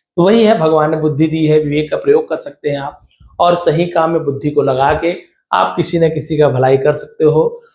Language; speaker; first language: Hindi; native; Hindi